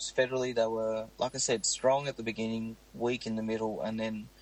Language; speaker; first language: English; native; English